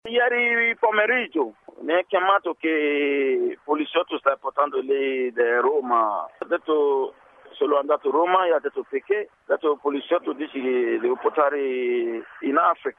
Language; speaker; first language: Italian; non-native, learner; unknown